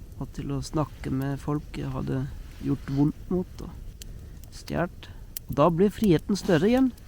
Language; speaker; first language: Norwegian; non-native, fluent; German